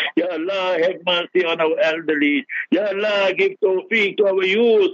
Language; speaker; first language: English; early bilingual, other home language; Urdu